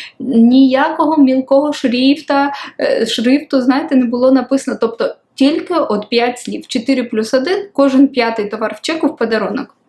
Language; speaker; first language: Ukrainian; non-native, local second language; Russian